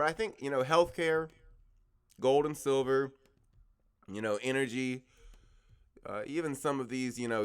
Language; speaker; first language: English; native; English